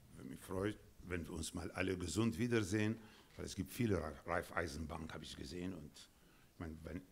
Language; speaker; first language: German; non-native, fluent; Spanish